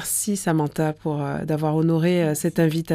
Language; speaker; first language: French; native; French